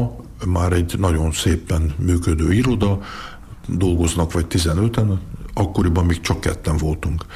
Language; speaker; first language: Hungarian; early bilingual, heritage; Hungarian